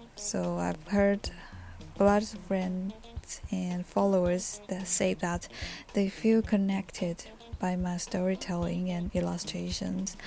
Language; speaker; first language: English; non-native, fluent; Chinese